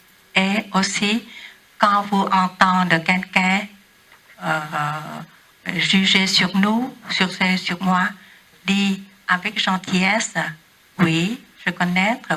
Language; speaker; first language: French; non-native, learner; Vietnamese